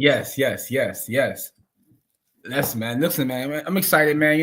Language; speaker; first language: English; native; English